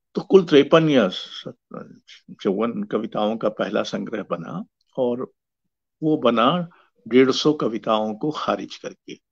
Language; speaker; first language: Hindi; native; Hindi